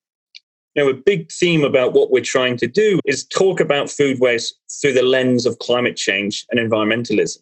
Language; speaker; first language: English; native; English